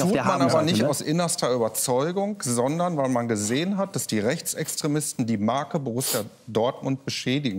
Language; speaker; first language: German; native; German